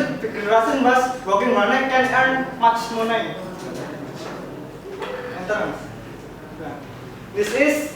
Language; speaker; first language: English; non-native, learner; Indonesian